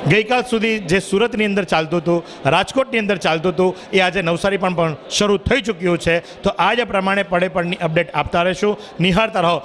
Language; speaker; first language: Gujarati; native; Gujarati